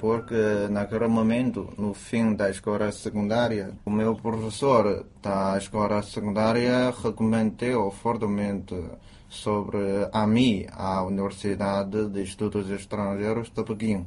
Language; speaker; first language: Portuguese; non-native, fluent; Chinese